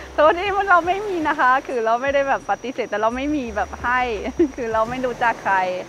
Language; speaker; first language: Thai; non-native, fluent; German